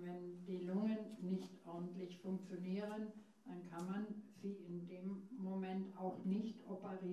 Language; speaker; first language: German; non-native, fluent; English